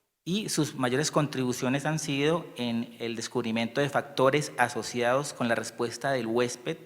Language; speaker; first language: Spanish; native; Spanish